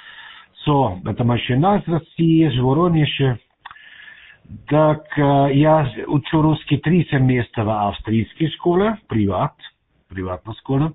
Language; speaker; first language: Russian; non-native, learner; German